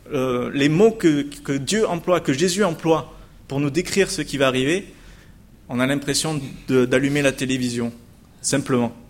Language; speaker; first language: French; native; French